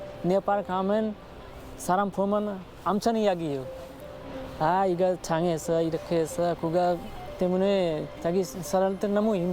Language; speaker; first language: Korean; non-native, learner; Nepali